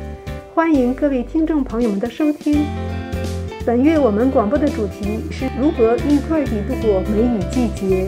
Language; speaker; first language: Chinese; native; Chinese